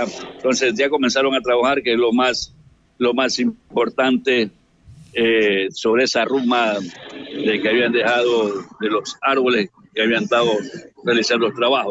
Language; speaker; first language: Spanish; native; Spanish